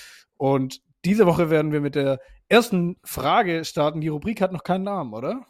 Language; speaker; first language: German; native; German